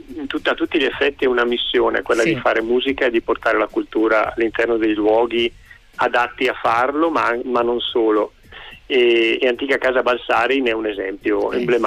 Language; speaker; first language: Italian; native; Italian